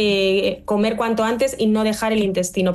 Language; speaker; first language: Spanish; native; Spanish